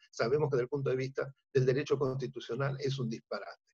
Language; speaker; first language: Spanish; native; Spanish